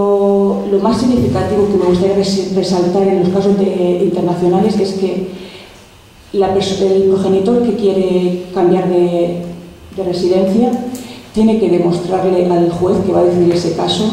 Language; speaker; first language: Spanish; native; Spanish